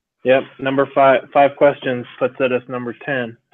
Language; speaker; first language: English; native; English